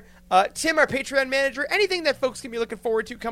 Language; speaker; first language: English; native; English